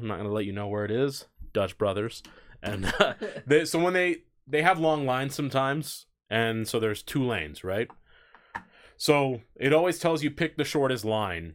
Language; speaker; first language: English; native; English